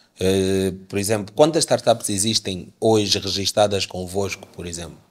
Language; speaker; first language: Portuguese; native; Portuguese